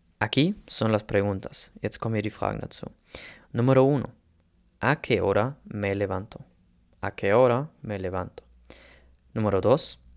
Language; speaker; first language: Spanish; non-native, learner; German